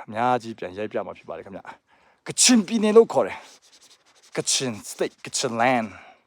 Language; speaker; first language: Burmese; non-native, local second language; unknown